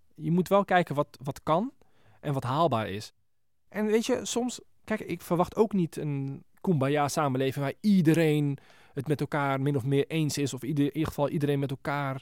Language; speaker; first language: Dutch; early bilingual, other home language; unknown